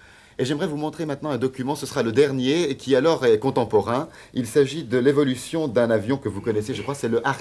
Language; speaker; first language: French; native; French